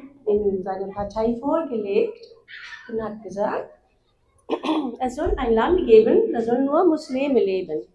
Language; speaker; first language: German; non-native, fluent; Urdu